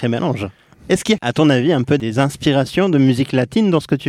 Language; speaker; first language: French; native; French